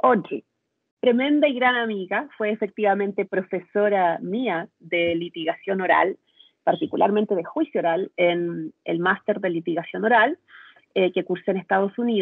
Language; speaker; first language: Spanish; native; Spanish